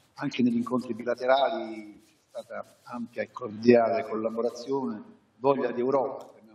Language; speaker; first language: Italian; native; Italian